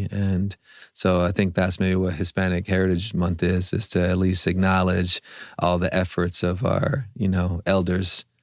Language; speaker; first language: English; early bilingual, other home language; Spanish